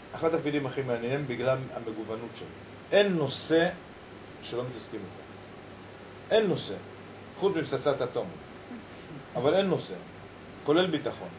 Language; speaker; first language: Hebrew; early bilingual, other home language; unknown